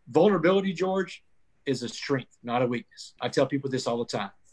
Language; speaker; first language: English; native; English